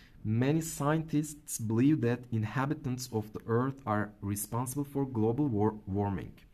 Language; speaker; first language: English; non-native, fluent; Turkish